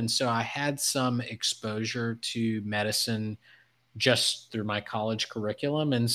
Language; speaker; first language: English; native; English